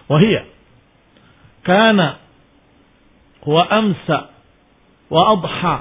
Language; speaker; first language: Arabic; non-native, fluent; Indonesian